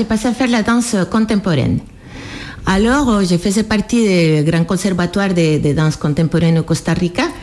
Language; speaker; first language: French; non-native, fluent; Spanish